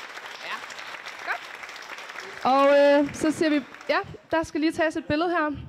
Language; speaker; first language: Danish; native; Danish